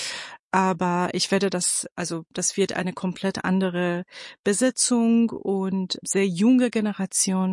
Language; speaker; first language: German; non-native, fluent; Persian